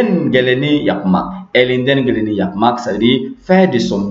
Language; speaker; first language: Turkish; non-native, fluent; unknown